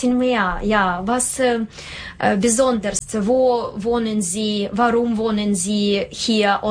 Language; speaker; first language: German; non-native, learner; Russian